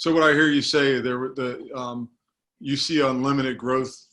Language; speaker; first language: English; native; English